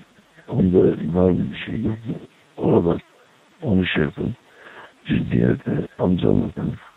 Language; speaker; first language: Turkish; native; Turkish